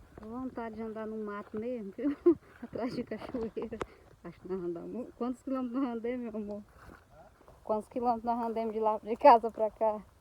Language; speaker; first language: Portuguese; native; Portuguese